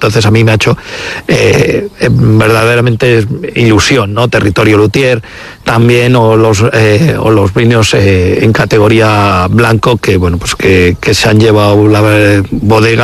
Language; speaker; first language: Spanish; native; Spanish